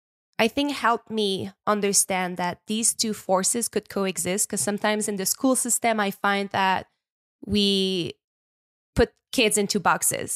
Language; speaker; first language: English; non-native, fluent; French